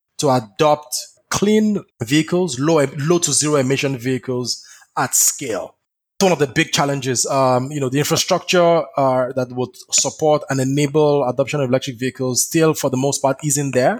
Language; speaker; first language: English; non-native, local second language; Yoruba